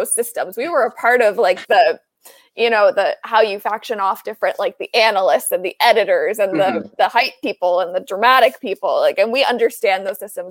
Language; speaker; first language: English; native; English